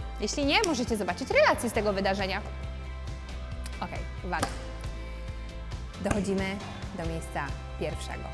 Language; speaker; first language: Polish; native; Polish